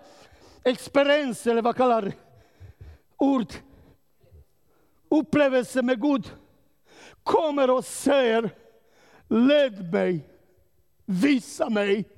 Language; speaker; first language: Swedish; non-native, learner; Romanian